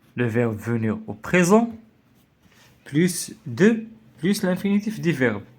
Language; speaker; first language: French; non-native, local second language; Arabic